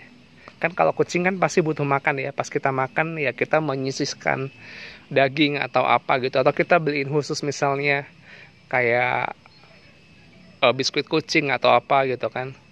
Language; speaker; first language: Indonesian; native; Indonesian